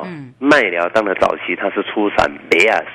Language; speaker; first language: Chinese; native; Chinese